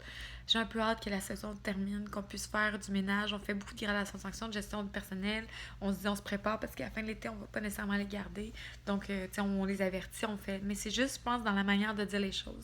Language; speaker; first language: French; native; French